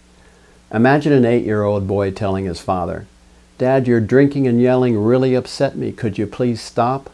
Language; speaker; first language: English; native; English